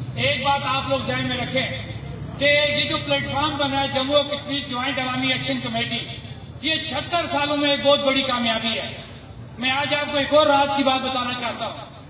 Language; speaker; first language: Urdu; non-native, local second language; Pahari-Potwari